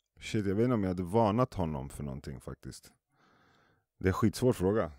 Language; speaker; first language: Swedish; early bilingual, other home language; Arabic